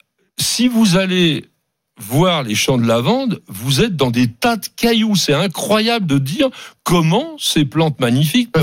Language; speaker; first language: French; native; French